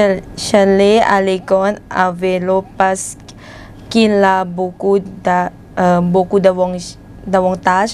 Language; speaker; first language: French; non-native, learner; Thai